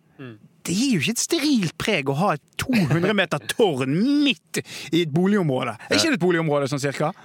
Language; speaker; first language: Norwegian; native; Norwegian